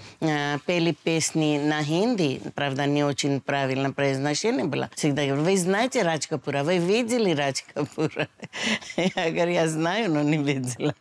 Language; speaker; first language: Russian; non-native, fluent; Hindi